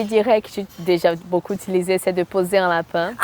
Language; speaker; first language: French; non-native, fluent; Portuguese